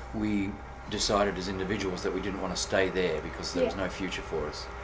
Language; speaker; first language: English; native; English